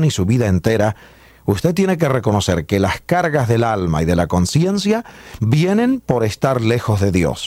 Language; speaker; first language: Spanish; native; Spanish